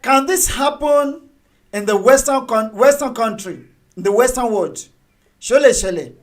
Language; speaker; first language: English; non-native, local second language; Yoruba